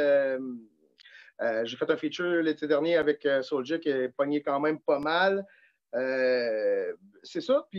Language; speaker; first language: French; native; French